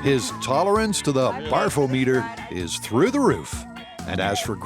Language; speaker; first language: English; native; English